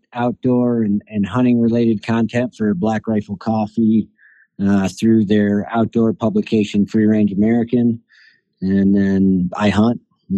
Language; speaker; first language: English; native; English